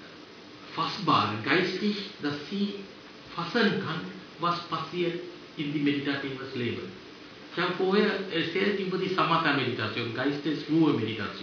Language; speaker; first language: German; non-native, fluent; Sinhala